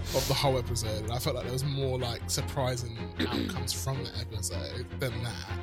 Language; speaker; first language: English; native; English